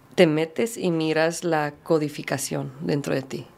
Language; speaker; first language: Spanish; early bilingual, heritage; Spanish